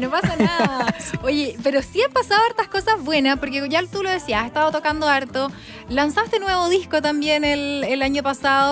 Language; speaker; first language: Spanish; native; Spanish